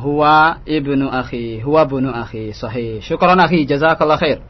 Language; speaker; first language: Arabic; non-native, learner; Indonesian